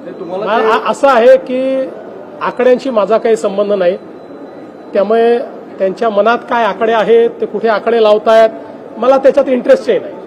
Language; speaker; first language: Marathi; native; Marathi